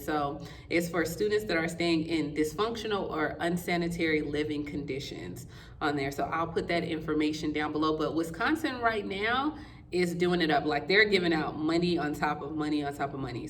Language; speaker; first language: English; native; English